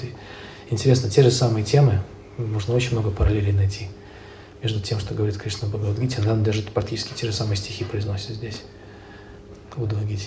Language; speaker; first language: Russian; native; Russian